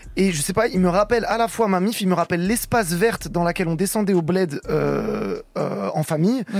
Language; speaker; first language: French; native; French